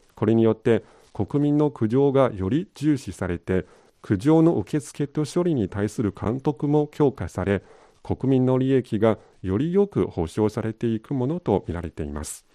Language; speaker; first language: Japanese; non-native, fluent; Chinese